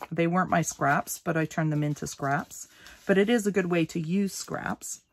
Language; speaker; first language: English; native; English